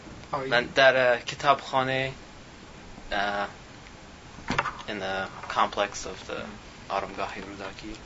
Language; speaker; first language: Persian; non-native, learner; English